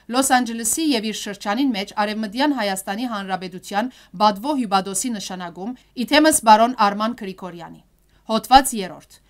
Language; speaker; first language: Armenian; early bilingual, heritage; Armenian